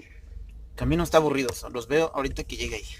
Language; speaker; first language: Spanish; early bilingual, heritage; Spanish